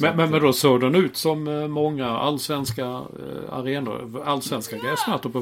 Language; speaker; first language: Swedish; native; Swedish